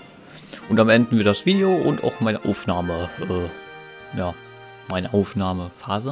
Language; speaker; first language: German; native; German